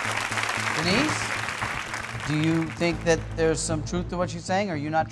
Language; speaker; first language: English; native; English